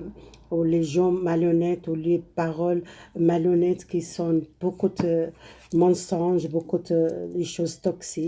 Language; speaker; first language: French; non-native, learner; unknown